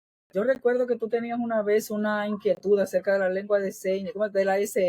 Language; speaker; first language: Spanish; native; Spanish